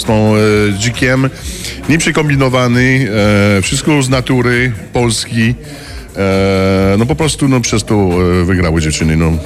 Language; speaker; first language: Polish; non-native, fluent; French